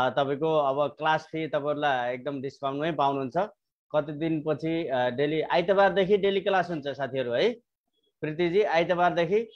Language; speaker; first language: Nepali; native; Nepali